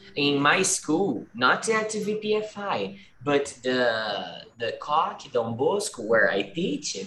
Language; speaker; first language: English; non-native, fluent; Portuguese